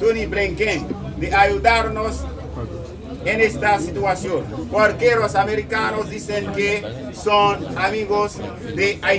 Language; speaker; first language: Spanish; non-native, learner; Haitian Creole